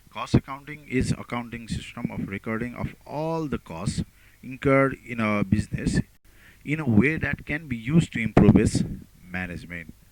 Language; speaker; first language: English; non-native, local second language; Nepali